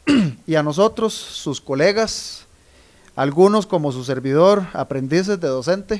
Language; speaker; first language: Spanish; native; Spanish